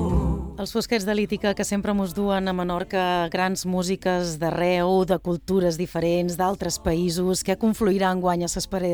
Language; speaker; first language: Catalan; native; Catalan